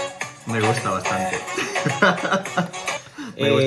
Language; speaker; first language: Spanish; non-native, fluent; French